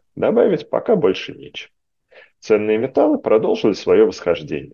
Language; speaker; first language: Russian; native; Russian